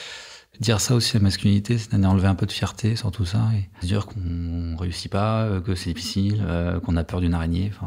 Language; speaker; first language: French; native; French